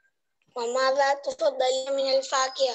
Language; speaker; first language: Arabic; non-native, learner; Urdu